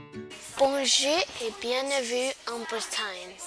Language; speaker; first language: French; non-native, learner; English